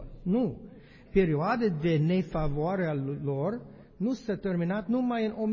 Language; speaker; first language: Romanian; non-native, learner; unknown